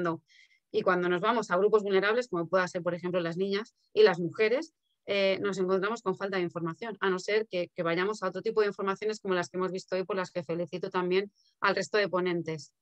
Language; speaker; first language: Spanish; native; Spanish